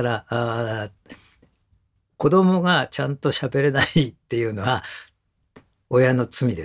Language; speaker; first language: Japanese; native; Japanese